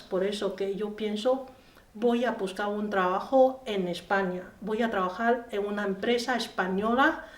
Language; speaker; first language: Spanish; non-native, learner; Chinese